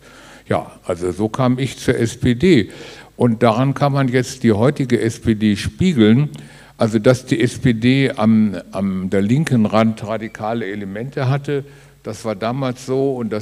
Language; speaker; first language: German; native; German